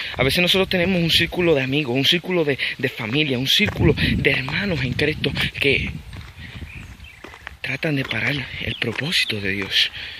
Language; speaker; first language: Spanish; native; Spanish